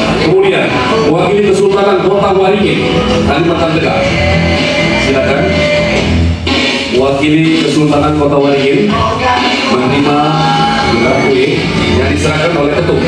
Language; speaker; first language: Indonesian; native; Indonesian